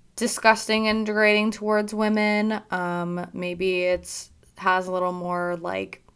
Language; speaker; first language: English; native; English